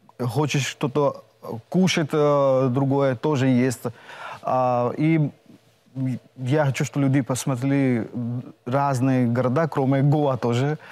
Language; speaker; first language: Russian; non-native, fluent; Hindi